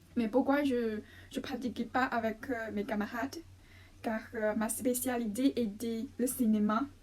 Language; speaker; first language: French; non-native, fluent; Chinese